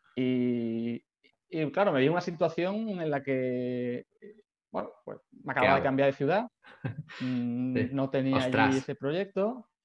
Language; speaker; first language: Spanish; native; Spanish